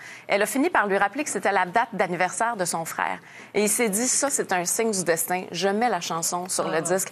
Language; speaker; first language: French; native; French